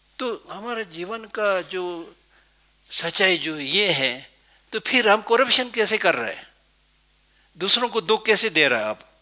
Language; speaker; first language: Hindi; non-native, fluent; Tibetan